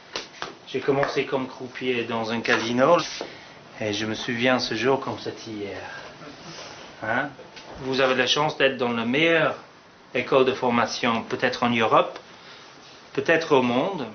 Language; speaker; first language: French; non-native, fluent; English